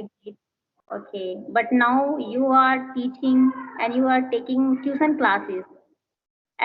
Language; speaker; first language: English; non-native, learner; Hindi